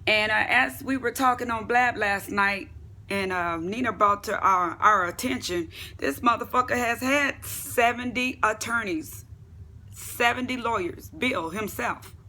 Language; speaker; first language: English; native; English